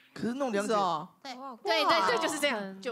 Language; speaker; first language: Chinese; native; Chinese